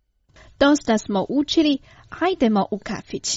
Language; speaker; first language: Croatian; non-native, fluent; Chinese